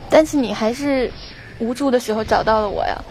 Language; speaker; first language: Chinese; native; Chinese